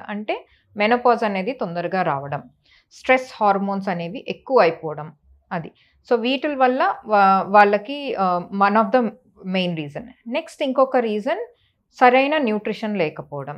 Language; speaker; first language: Telugu; native; Telugu